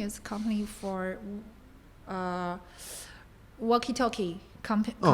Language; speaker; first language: English; non-native, learner; Chinese